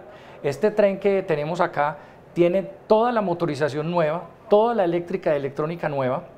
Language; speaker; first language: Spanish; native; Spanish